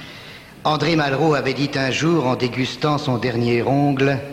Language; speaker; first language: French; native; French